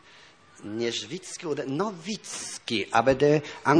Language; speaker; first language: German; non-native, fluent; Polish